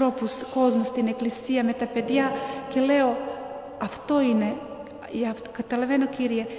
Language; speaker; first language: Greek; non-native, fluent; Serbian